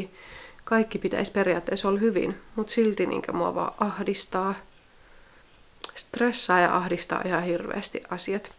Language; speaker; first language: Finnish; native; Finnish